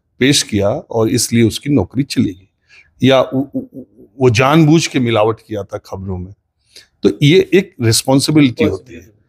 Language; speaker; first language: Hindi; native; Hindi